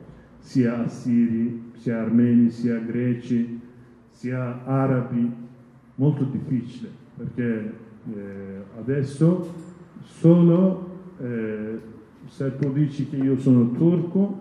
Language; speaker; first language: Italian; non-native, learner; Kurdish